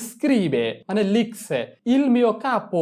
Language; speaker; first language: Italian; non-native, fluent; Bangla